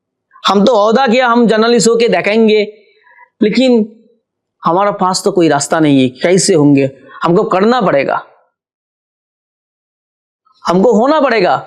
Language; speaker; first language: Hindi; non-native, local second language; Bangla